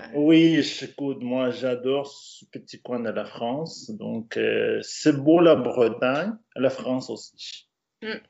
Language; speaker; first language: French; non-native, fluent; Spanish